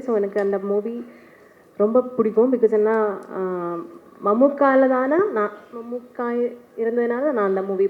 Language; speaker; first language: Tamil; non-native, learner; Malayalam